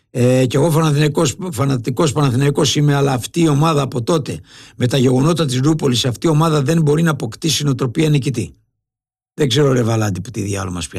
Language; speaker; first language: Greek; native; Greek